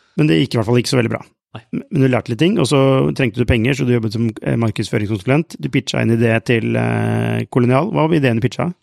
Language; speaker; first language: Norwegian; native; Norwegian